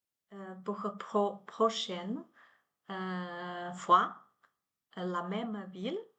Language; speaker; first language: French; non-native, learner; Chinese